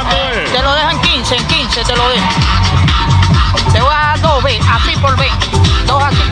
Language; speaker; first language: Spanish; native; Spanish